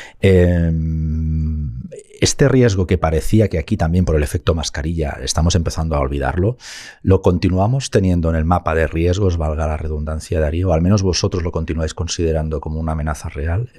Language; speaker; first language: Spanish; native; Spanish